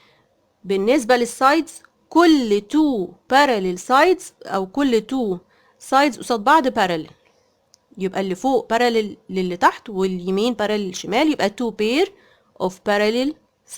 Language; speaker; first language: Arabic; native; Arabic